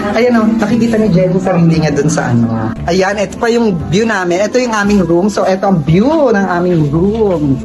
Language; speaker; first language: Filipino; native; Filipino